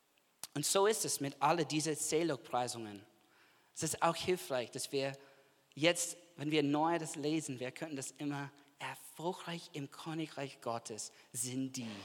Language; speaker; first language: German; non-native, fluent; English